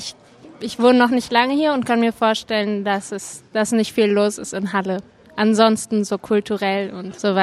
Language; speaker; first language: German; non-native, fluent; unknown